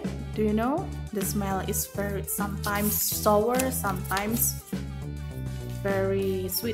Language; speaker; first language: English; non-native, learner; Indonesian